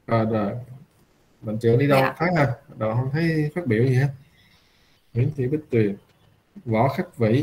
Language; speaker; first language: Vietnamese; native; Vietnamese